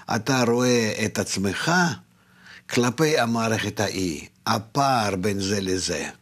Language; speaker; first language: Hebrew; non-native, fluent; Russian